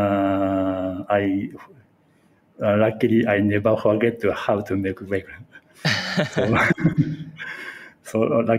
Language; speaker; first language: English; non-native, learner; Japanese